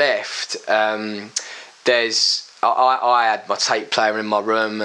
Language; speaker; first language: English; native; English